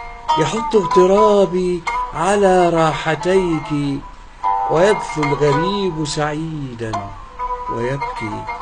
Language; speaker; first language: Arabic; native; Arabic